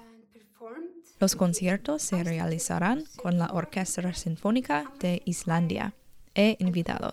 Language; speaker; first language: Spanish; non-native, learner; English